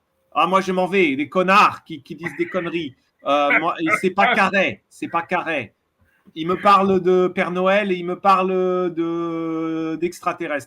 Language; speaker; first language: French; native; French